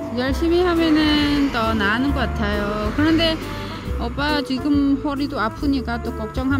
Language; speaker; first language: Korean; non-native, learner; Vietnamese